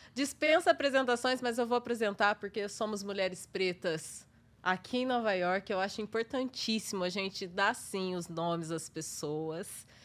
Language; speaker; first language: Portuguese; native; Portuguese